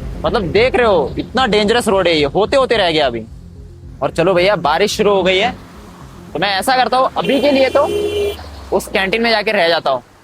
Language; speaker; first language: Hindi; non-native, local second language; Kannada